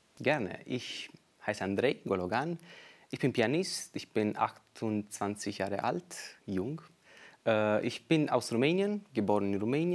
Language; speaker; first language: German; non-native, fluent; Romanian